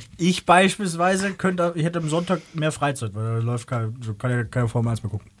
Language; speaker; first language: German; native; German